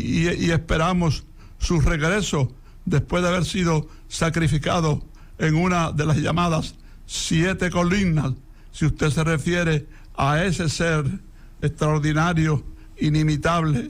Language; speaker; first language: Spanish; native; Spanish